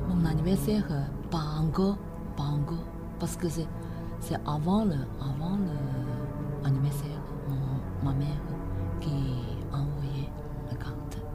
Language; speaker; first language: French; non-native, learner; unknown